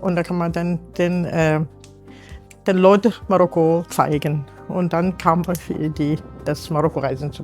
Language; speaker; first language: German; non-native, learner; Arabic